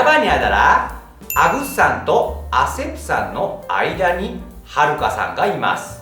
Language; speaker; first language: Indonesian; non-native, fluent; Japanese